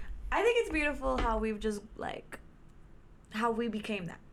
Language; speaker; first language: English; early bilingual, other home language; Spanish